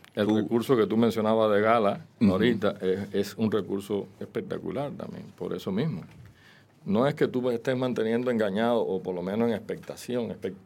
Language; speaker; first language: Spanish; native; Spanish